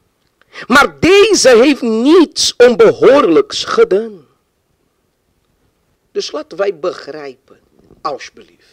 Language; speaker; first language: Dutch; non-native, fluent; Portuguese